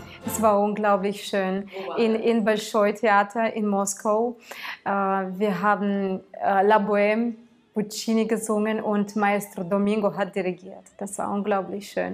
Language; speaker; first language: German; non-native, fluent; Tatar